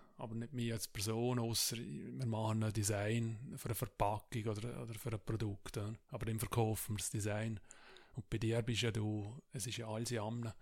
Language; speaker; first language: German; native; German